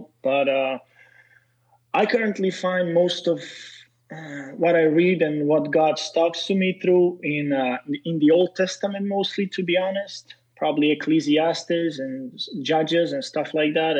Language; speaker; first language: English; non-native, fluent; Serbian